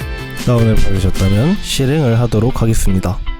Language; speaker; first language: Korean; native; Korean